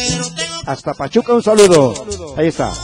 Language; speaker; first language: Spanish; native; Spanish